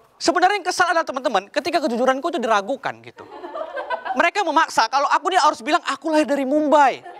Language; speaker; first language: Indonesian; native; Indonesian